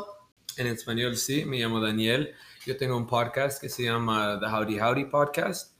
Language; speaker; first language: Spanish; early bilingual, heritage; Spanish